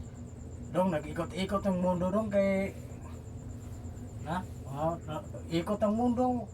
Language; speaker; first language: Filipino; non-native, local second language; Cebuano